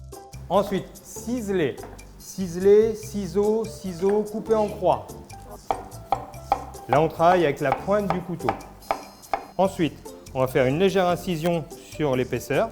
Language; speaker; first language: French; native; French